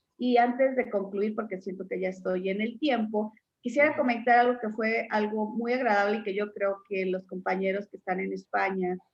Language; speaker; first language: Spanish; native; Spanish